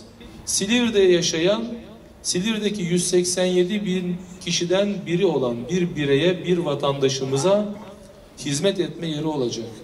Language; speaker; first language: Turkish; native; Turkish